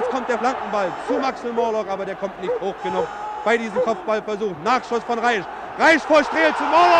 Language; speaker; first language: German; native; German